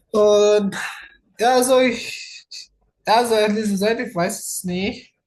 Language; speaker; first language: German; non-native, fluent; Indonesian